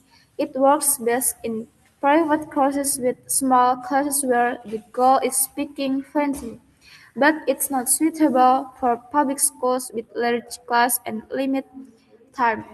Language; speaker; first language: English; non-native, learner; Indonesian